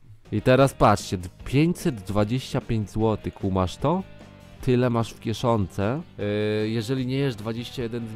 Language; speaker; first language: Polish; native; Polish